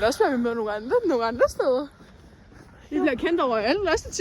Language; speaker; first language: Danish; native; Danish